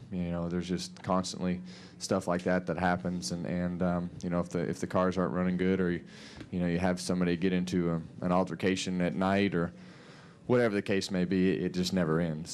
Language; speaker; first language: English; native; English